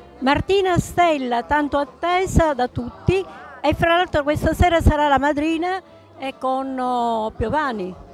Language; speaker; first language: Italian; native; Italian